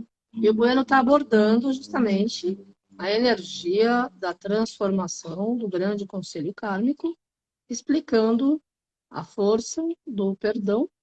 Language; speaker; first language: Portuguese; native; Portuguese